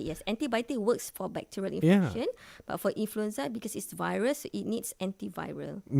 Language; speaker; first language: English; non-native, local second language; Malay